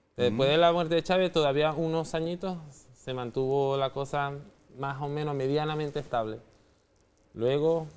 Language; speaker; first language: Spanish; native; Spanish